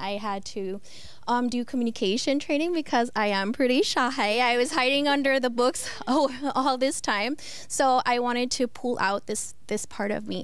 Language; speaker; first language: English; non-native, local second language; Spanish